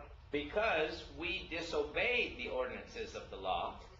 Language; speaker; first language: English; native; English